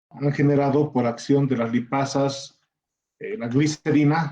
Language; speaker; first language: Spanish; native; Spanish